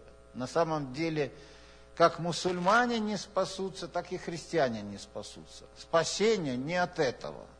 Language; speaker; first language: Russian; native; Russian